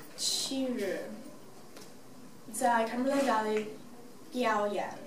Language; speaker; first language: Chinese; non-native, learner; English